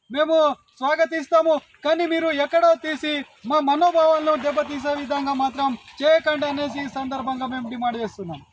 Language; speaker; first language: Telugu; non-native, local second language; Gondi